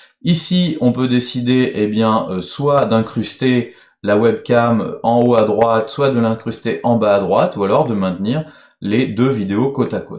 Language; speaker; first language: French; native; French